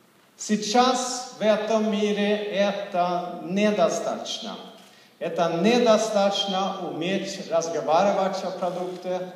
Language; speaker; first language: Russian; non-native, fluent; Swedish